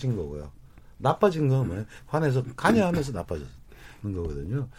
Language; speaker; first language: Korean; native; Korean